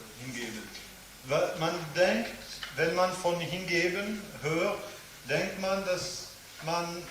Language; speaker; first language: German; non-native, fluent; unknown